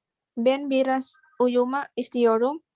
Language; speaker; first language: Turkish; non-native, learner; Indonesian